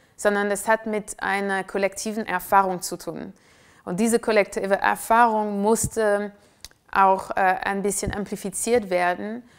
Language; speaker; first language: German; non-native, fluent; French